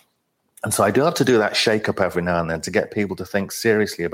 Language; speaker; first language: English; native; English